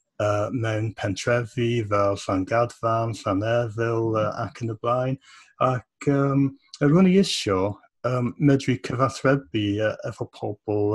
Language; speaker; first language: Welsh; non-native, fluent; English